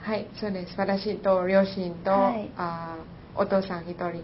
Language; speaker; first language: Japanese; non-native, learner; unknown